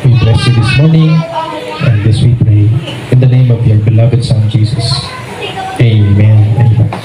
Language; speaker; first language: English; non-native, local second language; Filipino